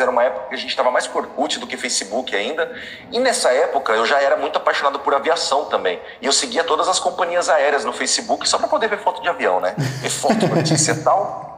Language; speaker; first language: Portuguese; native; Portuguese